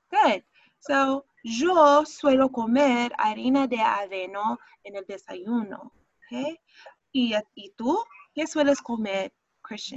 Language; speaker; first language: Spanish; non-native, fluent; English